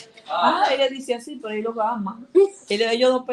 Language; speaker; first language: Spanish; native; Spanish